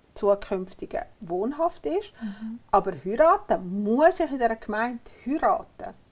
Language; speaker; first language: German; native; German